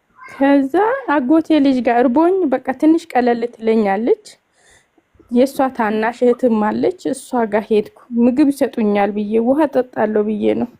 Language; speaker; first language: Amharic; non-native, local second language; Northern Hindko